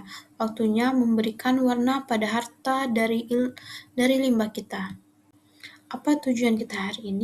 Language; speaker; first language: Indonesian; native; Indonesian